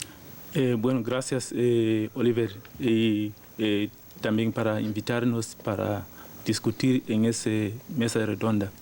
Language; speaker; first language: Spanish; non-native, learner; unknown